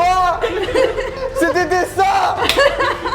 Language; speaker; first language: French; native; French